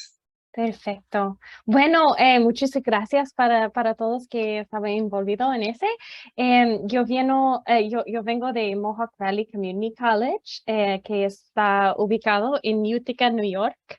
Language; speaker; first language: Spanish; non-native, fluent; English